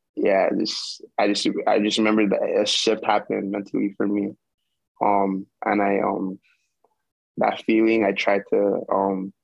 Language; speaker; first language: English; early bilingual, other home language; Yoruba